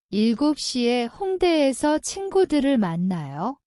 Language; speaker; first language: Korean; non-native, learner; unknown